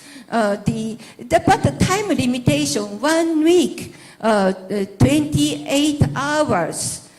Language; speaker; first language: English; non-native, learner; Japanese